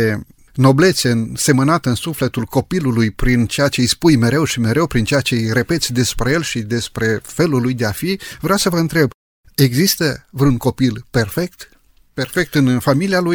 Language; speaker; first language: Romanian; native; Romanian